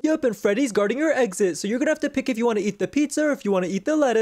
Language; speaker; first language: English; native; English